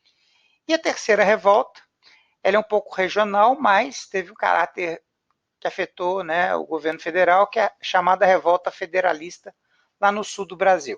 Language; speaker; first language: Portuguese; native; Portuguese